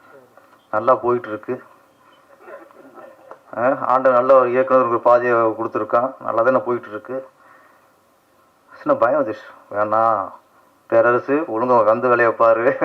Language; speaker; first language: Tamil; native; Tamil